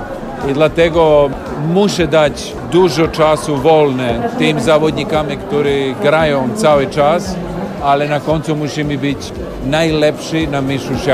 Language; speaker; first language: Polish; non-native, learner; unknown